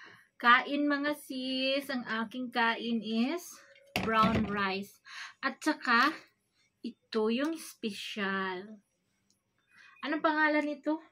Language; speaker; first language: Filipino; non-native, local second language; Cebuano